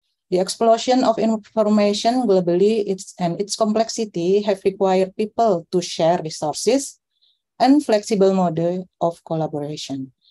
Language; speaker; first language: English; non-native, fluent; Indonesian